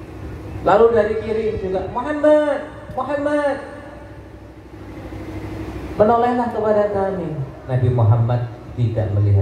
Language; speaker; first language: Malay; non-native, local second language; Javanese